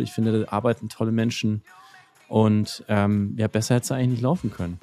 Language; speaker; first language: German; native; German